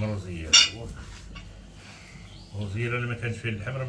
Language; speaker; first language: Arabic; native; Arabic